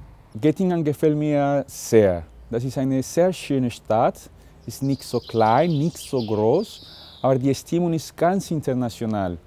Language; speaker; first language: German; non-native, fluent; Spanish